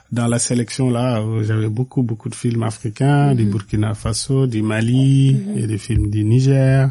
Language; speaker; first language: French; non-native, local second language; Fula